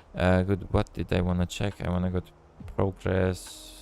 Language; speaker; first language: English; non-native, fluent; Romanian